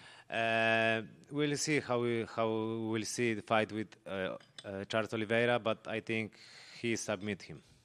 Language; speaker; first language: English; non-native, learner; Polish